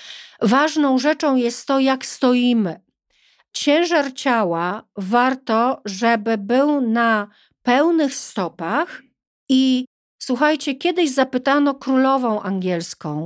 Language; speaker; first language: Polish; native; Polish